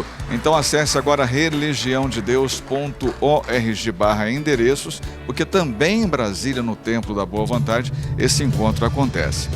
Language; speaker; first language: Portuguese; native; Portuguese